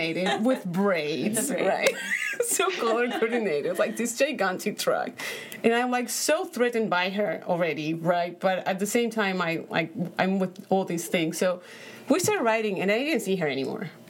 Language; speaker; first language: English; non-native, fluent; Spanish